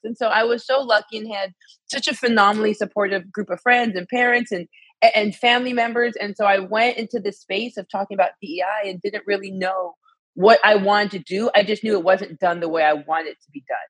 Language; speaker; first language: English; native; English